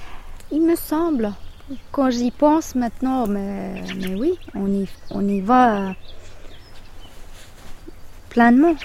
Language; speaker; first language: French; non-native, fluent; Finnish